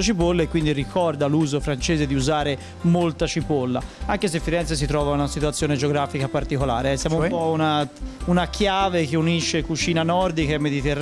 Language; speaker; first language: Italian; native; Italian